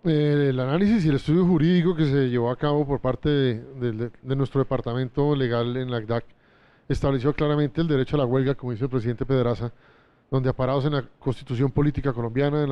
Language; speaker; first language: Spanish; native; Spanish